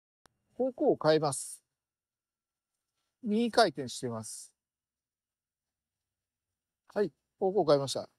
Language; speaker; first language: Japanese; native; Japanese